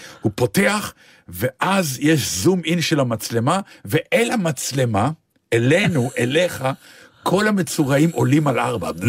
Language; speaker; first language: Hebrew; native; Hebrew